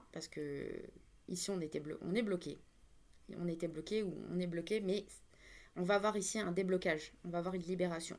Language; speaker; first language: French; native; French